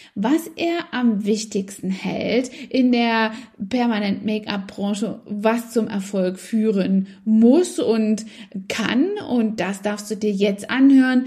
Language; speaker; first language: German; native; German